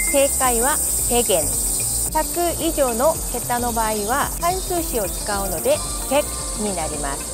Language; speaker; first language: Japanese; non-native, fluent; Korean